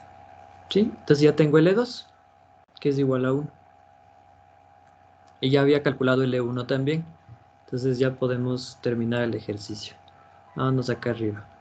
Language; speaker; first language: Spanish; native; Spanish